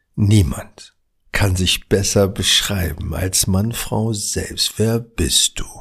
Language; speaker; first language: German; early bilingual, other home language; Arabic